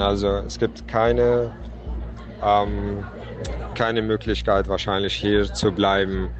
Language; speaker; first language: German; non-native, fluent; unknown